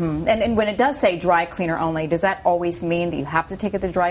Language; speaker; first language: English; native; English